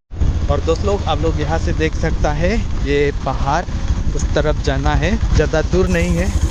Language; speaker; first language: Hindi; non-native, local second language; Karbi